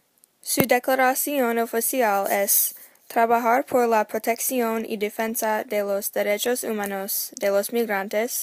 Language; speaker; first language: Spanish; non-native, learner; English